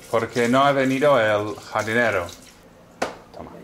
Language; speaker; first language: Spanish; non-native, learner; English